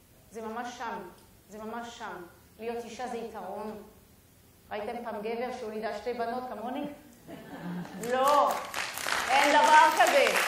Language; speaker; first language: Hebrew; non-native, fluent; French